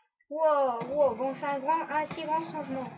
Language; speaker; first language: French; native; French